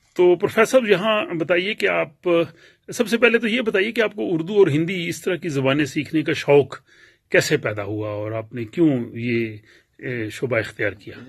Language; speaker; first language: Urdu; non-native, local second language; Punjabi